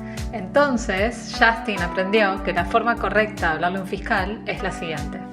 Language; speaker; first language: Spanish; native; Spanish